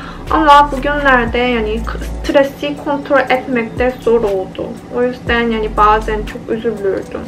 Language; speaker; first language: Turkish; non-native, fluent; Korean